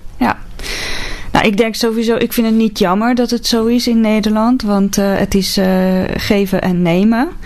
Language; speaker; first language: Dutch; non-native, fluent; Hungarian